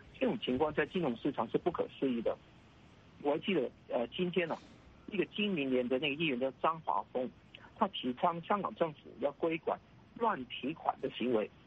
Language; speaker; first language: Chinese; non-native, local second language; Cantonese